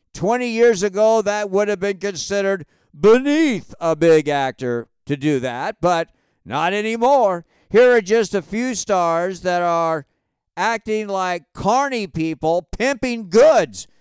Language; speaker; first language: English; native; English